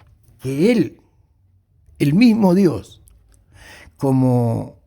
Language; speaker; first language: Spanish; native; Spanish